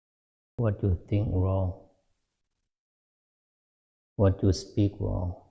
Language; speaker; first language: English; non-native, fluent; Lao